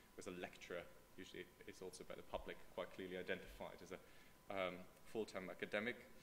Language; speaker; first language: English; non-native, fluent; German